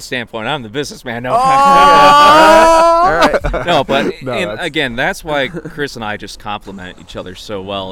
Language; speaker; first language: English; native; English